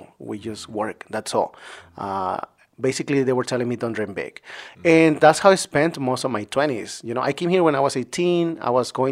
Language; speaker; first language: English; non-native, fluent; Spanish